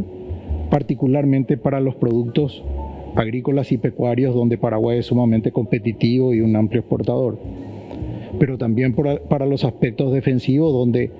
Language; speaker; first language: Spanish; native; Spanish